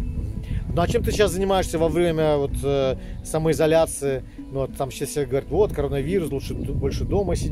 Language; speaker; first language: Russian; native; Russian